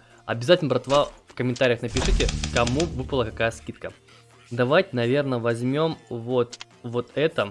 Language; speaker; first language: Russian; native; Russian